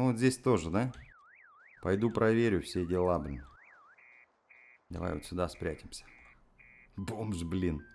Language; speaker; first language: Russian; native; Russian